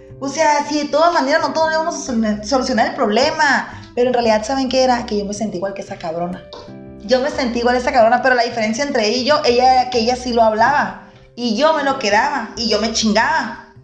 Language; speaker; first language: Spanish; native; Spanish